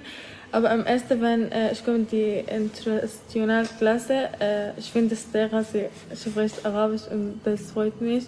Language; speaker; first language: German; non-native, learner; Arabic